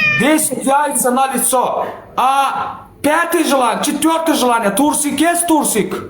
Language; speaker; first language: Russian; non-native, learner; Turkmen